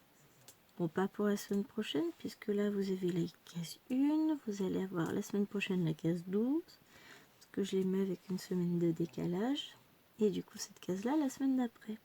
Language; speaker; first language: French; native; French